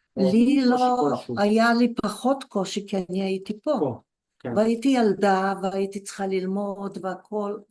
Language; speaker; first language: Hebrew; early bilingual, other home language; Polish